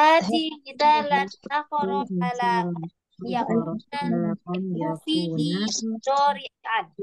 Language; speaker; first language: Arabic; non-native, learner; Indonesian